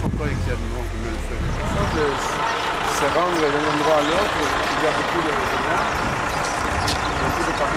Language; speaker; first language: French; non-native, learner; Spanish